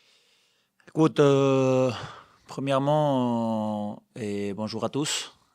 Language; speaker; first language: French; non-native, fluent; Spanish